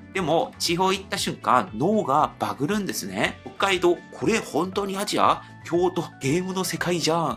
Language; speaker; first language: Japanese; non-native, fluent; Korean